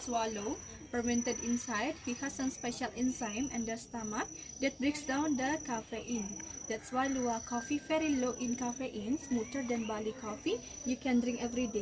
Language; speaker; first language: English; non-native, fluent; Indonesian